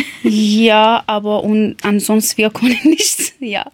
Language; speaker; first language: German; non-native, learner; Persian